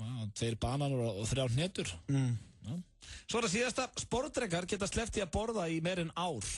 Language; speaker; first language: Icelandic; native; Icelandic